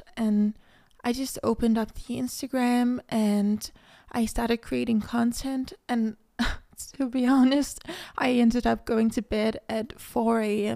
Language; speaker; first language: English; non-native, fluent; Danish